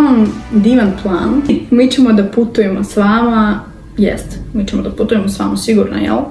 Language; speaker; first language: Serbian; non-native, learner; Russian